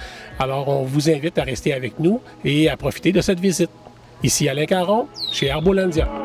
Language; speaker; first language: French; native; French